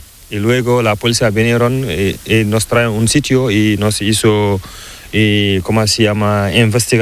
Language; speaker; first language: Spanish; non-native, learner; Fula